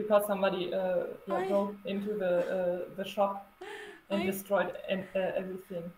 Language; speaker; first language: English; non-native, fluent; German